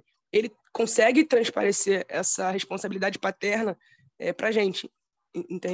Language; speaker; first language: Portuguese; native; Portuguese